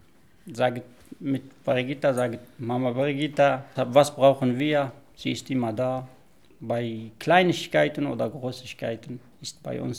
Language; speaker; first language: German; non-native, learner; Arabic